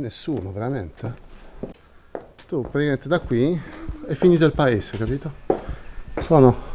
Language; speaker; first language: Italian; native; Italian